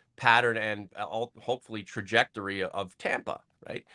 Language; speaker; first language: English; native; English